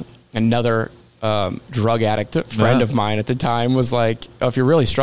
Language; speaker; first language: English; native; English